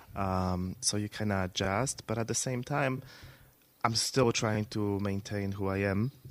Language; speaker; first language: English; non-native, fluent; Polish